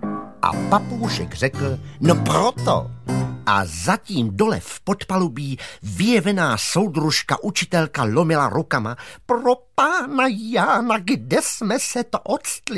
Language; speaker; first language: Czech; native; Czech